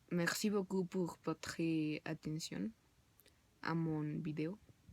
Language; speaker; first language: French; non-native, learner; Spanish